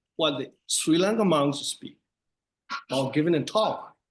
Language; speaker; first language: English; non-native, fluent; Burmese